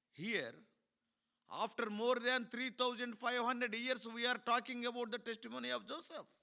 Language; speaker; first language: English; non-native, local second language; Telugu